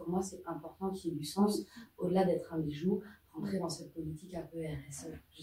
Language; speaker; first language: French; native; French